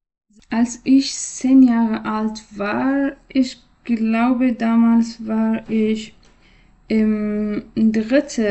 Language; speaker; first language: German; non-native, learner; Persian